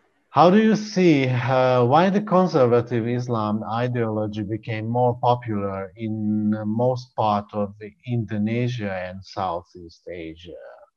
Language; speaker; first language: English; non-native, fluent; Hungarian